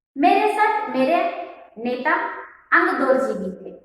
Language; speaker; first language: Hindi; non-native, local second language; Kannada